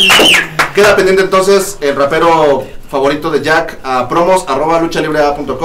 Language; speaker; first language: Spanish; native; Spanish